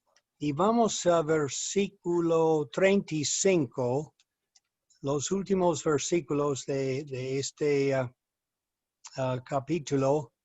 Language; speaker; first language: Spanish; non-native, fluent; English